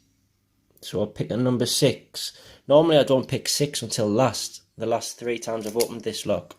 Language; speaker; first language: English; native; English